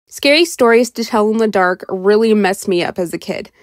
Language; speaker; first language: English; native; English